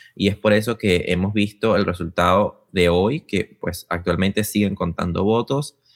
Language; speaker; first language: Spanish; native; Spanish